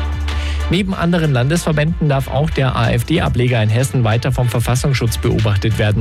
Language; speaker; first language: German; native; German